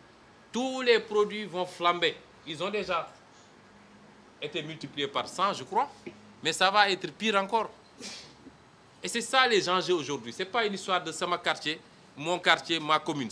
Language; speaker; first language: French; non-native, local second language; Wolof